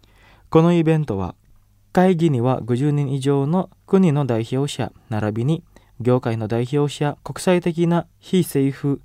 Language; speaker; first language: Japanese; non-native, fluent; Indonesian